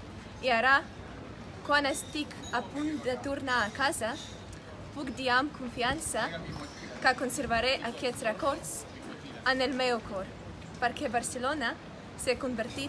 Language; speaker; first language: Catalan; non-native, learner; Russian